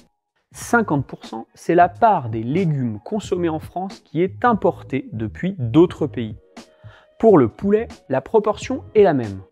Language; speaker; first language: French; native; French